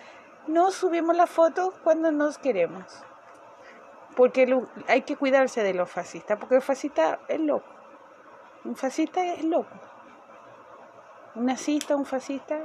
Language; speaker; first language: Portuguese; non-native, learner; Spanish